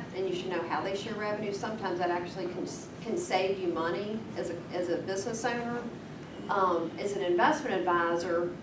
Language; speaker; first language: English; native; English